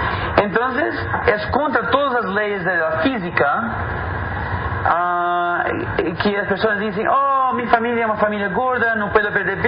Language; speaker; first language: Spanish; non-native, fluent; Portuguese